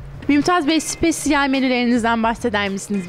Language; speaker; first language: Turkish; native; Turkish